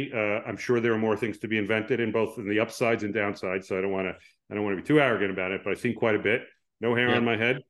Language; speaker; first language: English; native; English